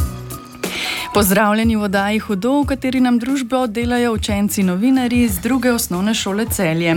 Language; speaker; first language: Slovenian; native; Slovenian